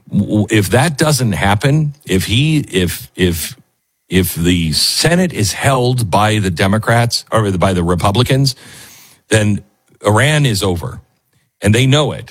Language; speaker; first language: English; native; English